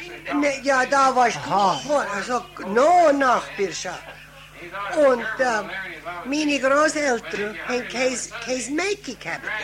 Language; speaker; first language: German; early bilingual, heritage; German